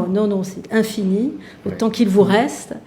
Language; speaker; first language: French; native; French